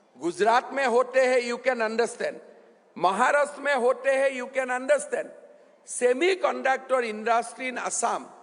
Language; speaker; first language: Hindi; non-native, local second language; Assamese